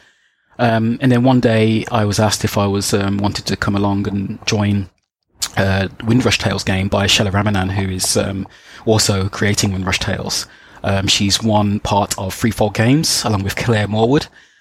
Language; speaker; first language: English; native; English